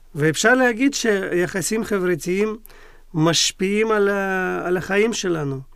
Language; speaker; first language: Hebrew; non-native, fluent; Russian